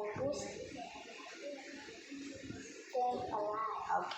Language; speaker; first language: English; non-native, learner; Vietnamese